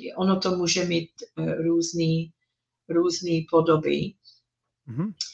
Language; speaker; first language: Czech; non-native, fluent; English